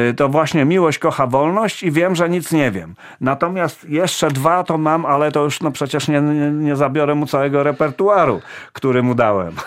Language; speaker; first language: Polish; native; Polish